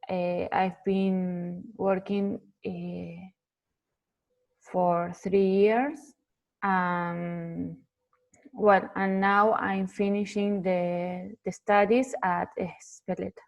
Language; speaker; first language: English; non-native, fluent; Spanish